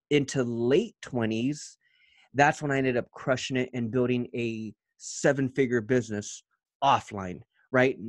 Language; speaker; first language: English; native; English